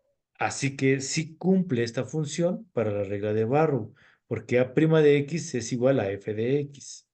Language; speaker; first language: Spanish; native; Spanish